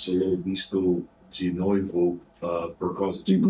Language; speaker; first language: Portuguese; non-native, fluent; English